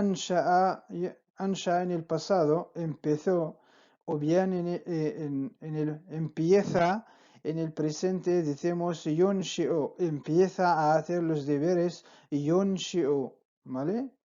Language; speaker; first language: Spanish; non-native, fluent; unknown